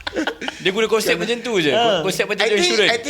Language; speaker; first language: Malay; native; Malay